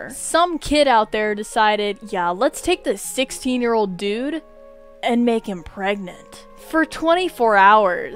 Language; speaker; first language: English; native; English